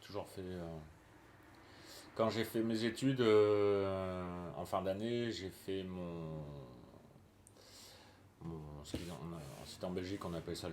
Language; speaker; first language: French; native; French